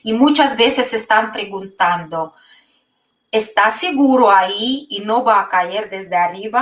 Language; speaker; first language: Spanish; non-native, fluent; Russian